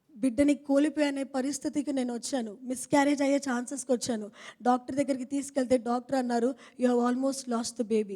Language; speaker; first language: Telugu; non-native, fluent; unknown